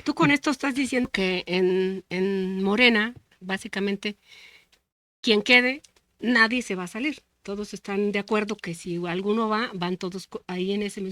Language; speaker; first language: Spanish; native; Spanish